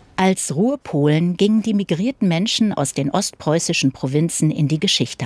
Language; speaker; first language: German; native; German